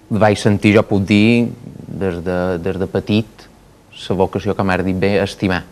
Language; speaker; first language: Catalan; native; Catalan